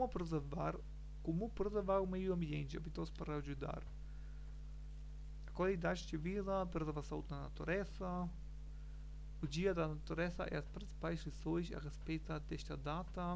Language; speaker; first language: Spanish; non-native, learner; German